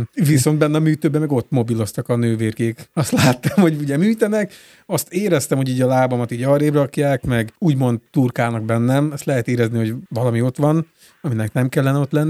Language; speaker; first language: Hungarian; native; Hungarian